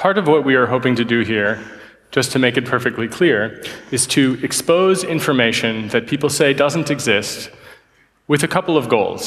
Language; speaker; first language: English; native; English